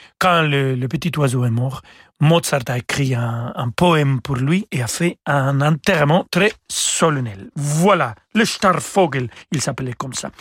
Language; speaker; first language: French; non-native, fluent; Spanish